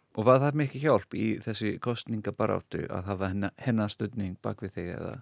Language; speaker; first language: Icelandic; non-native, fluent; English